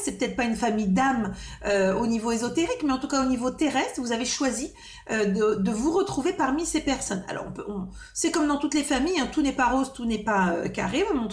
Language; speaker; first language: French; native; French